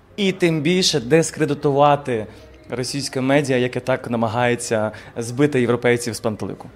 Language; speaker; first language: Ukrainian; native; Ukrainian